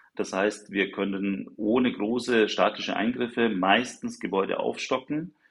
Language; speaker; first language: German; native; German